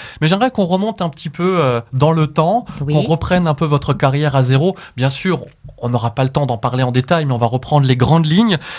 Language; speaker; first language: French; native; French